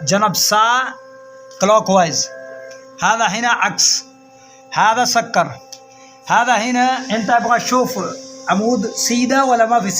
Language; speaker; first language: Arabic; non-native, learner; Punjabi